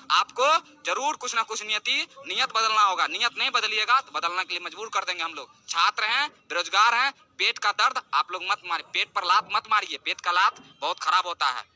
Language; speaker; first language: Hindi; native; Hindi